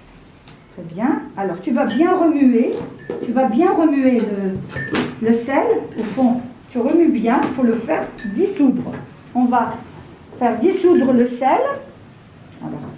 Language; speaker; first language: French; non-native, local second language; Arabic